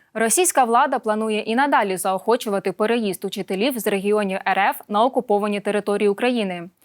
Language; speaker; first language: Ukrainian; native; Ukrainian